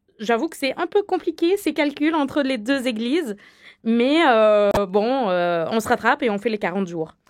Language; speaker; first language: French; non-native, fluent; Arabic